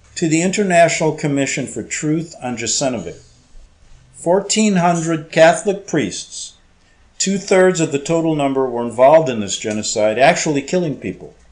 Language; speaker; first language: English; native; English